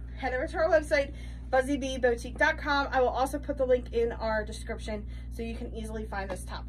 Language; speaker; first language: English; native; English